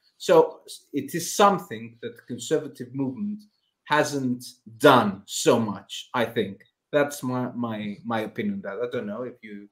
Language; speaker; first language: English; non-native, fluent; Greek